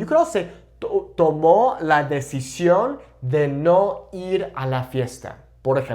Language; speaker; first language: Spanish; non-native, fluent; English